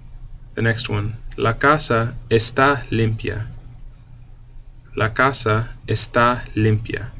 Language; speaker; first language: Spanish; non-native, fluent; English